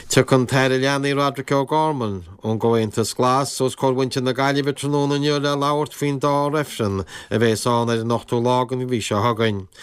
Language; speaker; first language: Irish; native; Irish